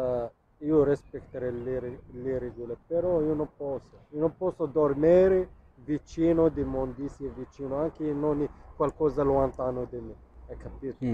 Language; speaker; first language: Italian; non-native, learner; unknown